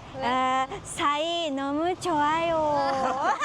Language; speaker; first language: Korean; non-native, learner; Japanese